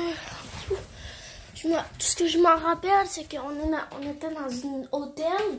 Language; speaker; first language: French; native; French